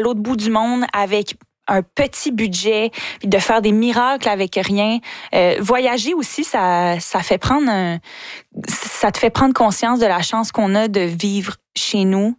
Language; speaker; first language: French; native; French